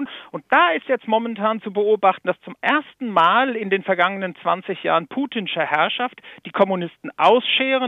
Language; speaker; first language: German; native; German